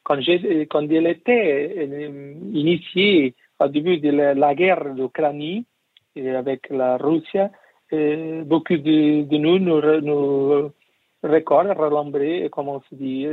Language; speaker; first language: French; non-native, learner; Portuguese